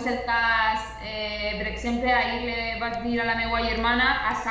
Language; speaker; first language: Catalan; non-native, local second language; Spanish